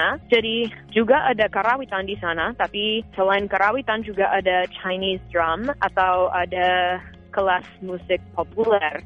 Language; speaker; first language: Indonesian; non-native, fluent; English